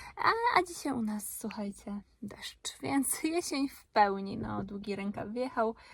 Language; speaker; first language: Polish; native; Polish